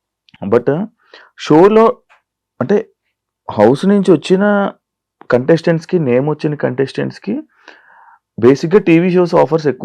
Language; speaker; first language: Telugu; native; Telugu